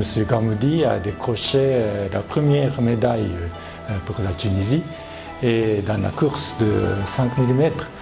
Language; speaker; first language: French; non-native, fluent; Japanese